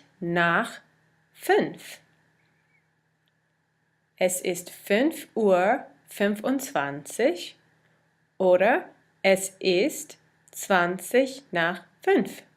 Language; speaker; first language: German; non-native, fluent; English